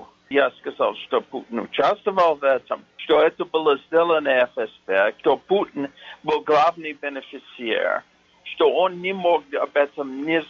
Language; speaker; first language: Russian; non-native, fluent; English